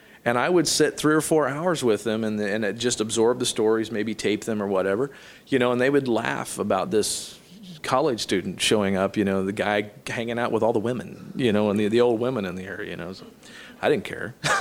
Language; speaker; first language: English; native; English